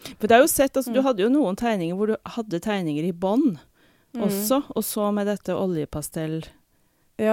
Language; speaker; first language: Norwegian; native; Norwegian